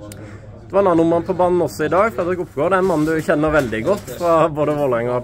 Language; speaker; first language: Norwegian; native; Norwegian